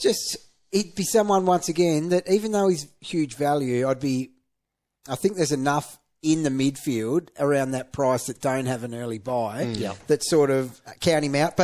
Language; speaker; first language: English; native; English